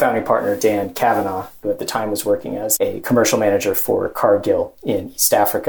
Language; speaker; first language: English; native; English